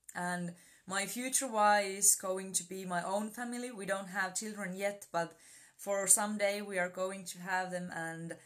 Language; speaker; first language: English; non-native, fluent; Finnish